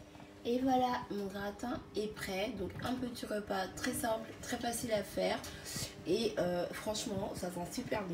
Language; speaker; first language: French; native; French